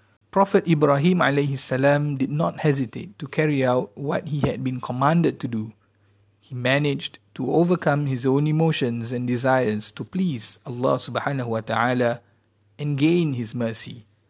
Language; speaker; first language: English; non-native, local second language; Malay